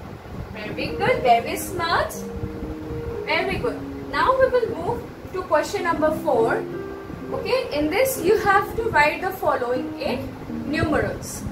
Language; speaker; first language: English; non-native, local second language; Hindi